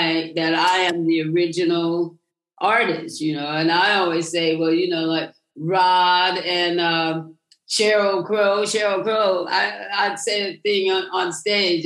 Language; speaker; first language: English; native; English